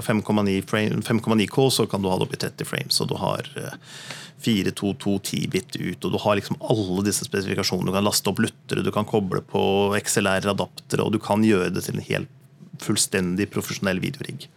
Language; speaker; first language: Norwegian; native; Norwegian